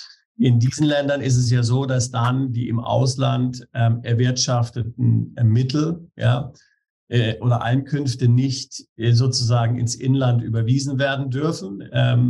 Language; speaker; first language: German; native; German